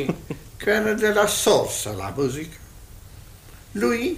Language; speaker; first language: Italian; non-native, learner; Hungarian